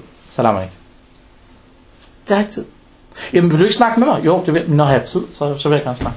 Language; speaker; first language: Danish; non-native, local second language; Arabic